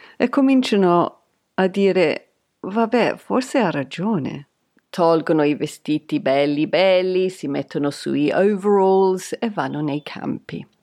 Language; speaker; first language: Italian; non-native, fluent; English